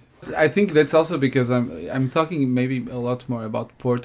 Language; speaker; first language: English; non-native, fluent; Portuguese